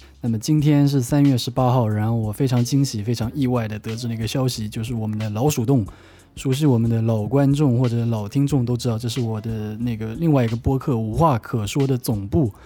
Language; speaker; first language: Chinese; native; Chinese